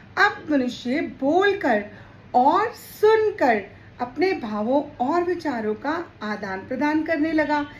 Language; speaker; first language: Hindi; native; Hindi